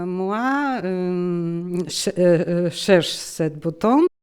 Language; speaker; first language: French; non-native, learner; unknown